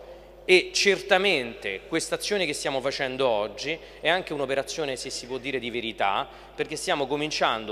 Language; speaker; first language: Italian; native; Italian